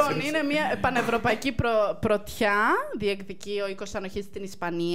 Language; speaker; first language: Greek; native; Greek